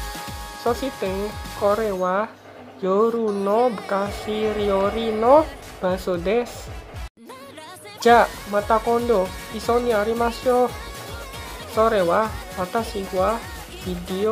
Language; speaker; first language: Japanese; non-native, learner; Indonesian